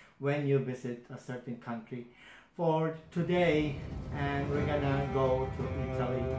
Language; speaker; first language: English; non-native, fluent; Filipino